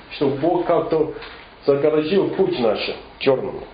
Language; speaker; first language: Russian; non-native, fluent; English